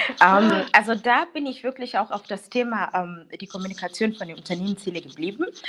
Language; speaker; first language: German; non-native, fluent; English